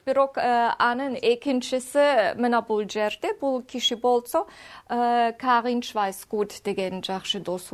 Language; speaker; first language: Kyrgyz; non-native, fluent; German